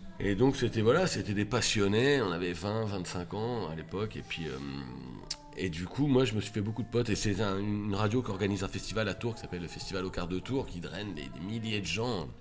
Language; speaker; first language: French; native; French